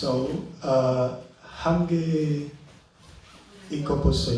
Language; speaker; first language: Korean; non-native, learner; English